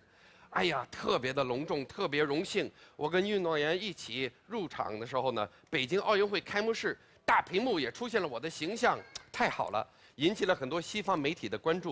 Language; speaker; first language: Chinese; non-native, fluent; English